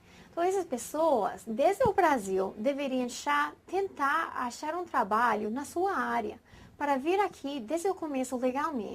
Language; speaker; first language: Portuguese; non-native, fluent; English